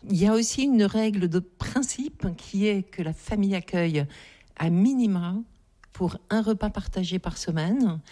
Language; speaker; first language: French; native; French